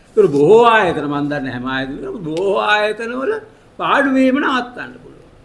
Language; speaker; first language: Sinhala; native; Sinhala